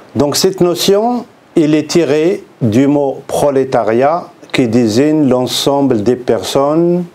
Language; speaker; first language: French; non-native, local second language; Arabic